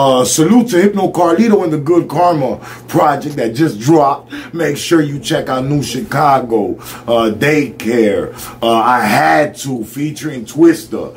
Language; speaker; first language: English; early bilingual, other home language; Spanish